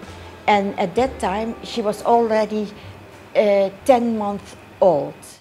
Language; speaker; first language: English; non-native, fluent; Dutch